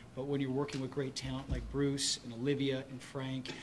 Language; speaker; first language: English; native; English